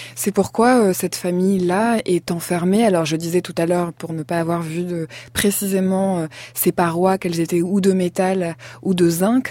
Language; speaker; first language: French; native; French